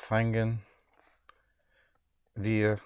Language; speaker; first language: German; non-native, learner; English